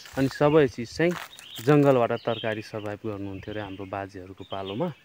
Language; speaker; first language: Nepali; non-native, local second language; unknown